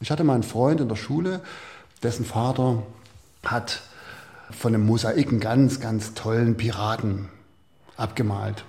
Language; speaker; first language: German; native; German